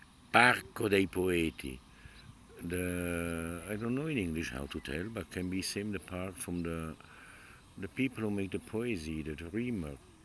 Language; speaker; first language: English; non-native, learner; Italian